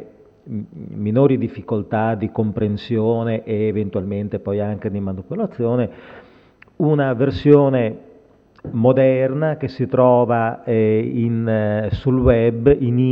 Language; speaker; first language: Italian; native; Italian